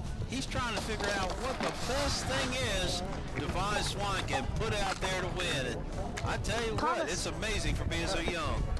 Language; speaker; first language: English; native; English